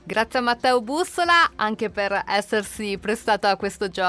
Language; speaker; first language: Italian; native; Italian